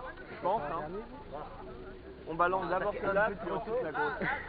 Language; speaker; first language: French; native; French